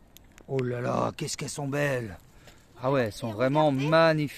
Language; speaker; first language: French; native; French